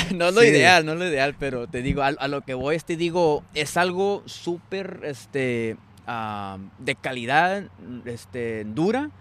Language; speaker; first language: Spanish; early bilingual, heritage; Spanish